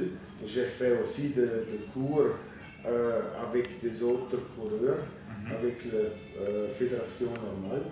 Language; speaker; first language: French; non-native, fluent; German